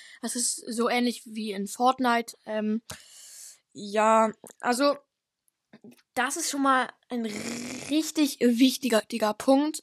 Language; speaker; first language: German; native; German